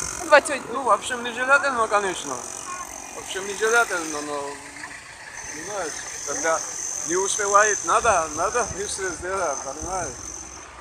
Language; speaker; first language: Russian; non-native, local second language; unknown